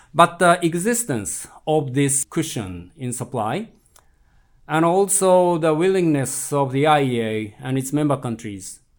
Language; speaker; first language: English; non-native, fluent; Japanese